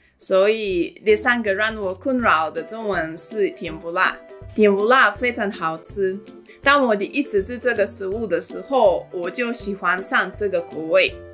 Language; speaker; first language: Chinese; non-native, fluent; Russian